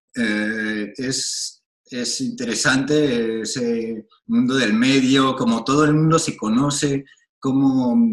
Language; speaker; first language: Spanish; non-native, fluent; French